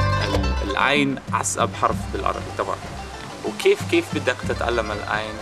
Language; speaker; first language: Arabic; non-native, fluent; German